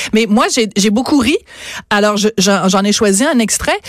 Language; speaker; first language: French; native; French